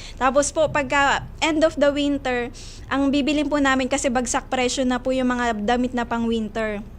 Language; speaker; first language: Filipino; native; Filipino